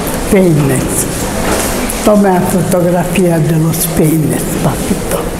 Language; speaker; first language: Spanish; non-native, fluent; Hungarian